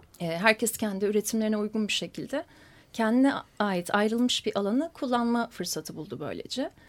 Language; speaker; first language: Turkish; native; Turkish